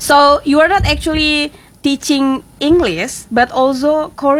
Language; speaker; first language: English; non-native, fluent; Indonesian